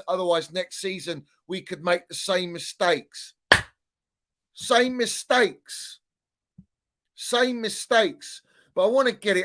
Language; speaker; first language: English; native; English